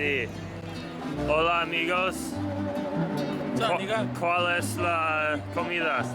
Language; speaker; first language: Spanish; non-native, learner; English